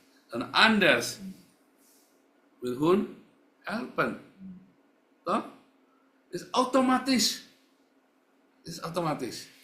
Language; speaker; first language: Dutch; non-native, learner; Indonesian